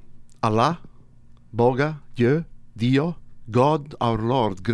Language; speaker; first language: English; non-native, fluent; Italian